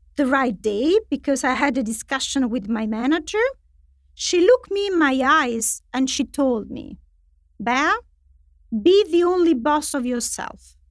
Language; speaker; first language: English; non-native, fluent; Italian